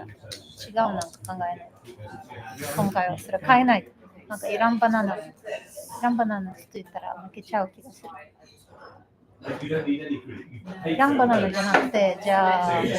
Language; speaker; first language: Japanese; non-native, learner; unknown